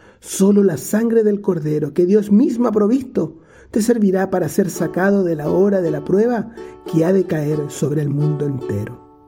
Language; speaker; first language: Spanish; native; Spanish